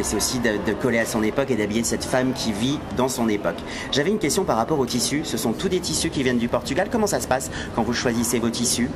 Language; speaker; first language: French; native; French